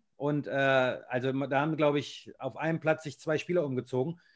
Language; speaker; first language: German; native; German